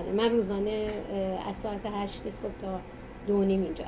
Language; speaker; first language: Persian; native; Persian